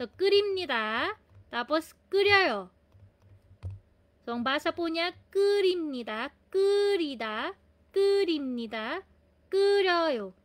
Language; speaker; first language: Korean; non-native, fluent; Filipino